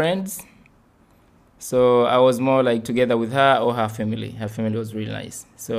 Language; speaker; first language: English; non-native, local second language; Swahili